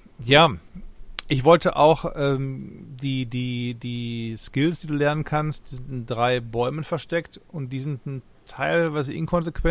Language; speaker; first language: German; native; German